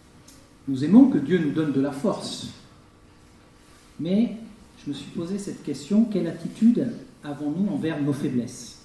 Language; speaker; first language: French; native; French